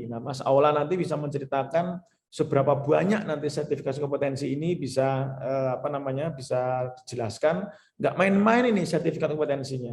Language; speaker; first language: Indonesian; native; Indonesian